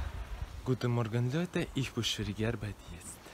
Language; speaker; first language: German; non-native, learner; Russian